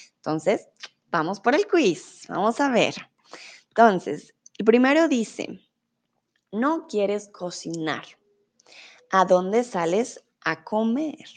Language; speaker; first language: Spanish; native; Spanish